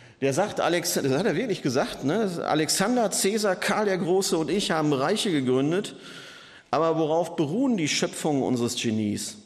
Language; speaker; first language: German; native; German